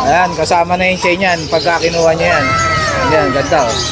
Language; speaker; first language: Filipino; native; Filipino